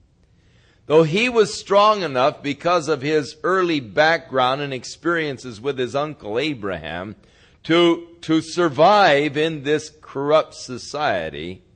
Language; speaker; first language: English; native; English